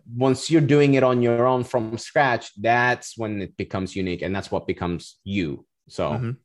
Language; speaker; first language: English; non-native, fluent; Turkish